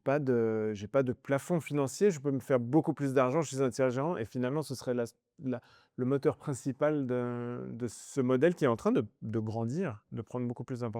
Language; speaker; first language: French; native; French